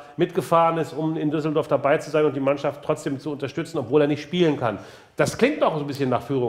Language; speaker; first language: German; native; German